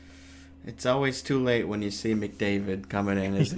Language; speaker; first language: English; native; English